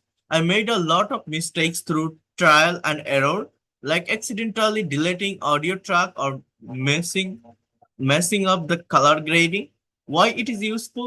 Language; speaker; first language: English; non-native, fluent; Bangla